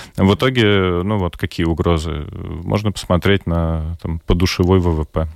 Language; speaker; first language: Russian; non-native, local second language; Latvian